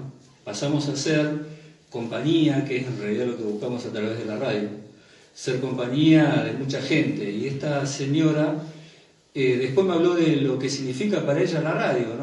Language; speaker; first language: Spanish; native; Spanish